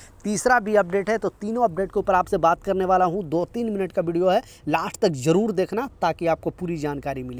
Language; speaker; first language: Hindi; native; Hindi